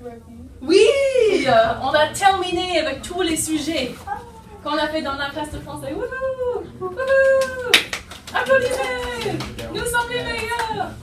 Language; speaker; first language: French; non-native, fluent; English